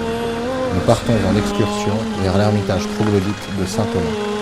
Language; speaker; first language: French; native; French